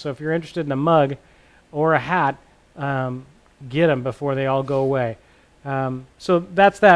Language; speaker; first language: English; native; English